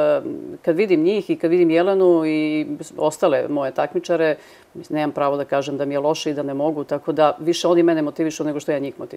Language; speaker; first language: Serbian; native; Serbian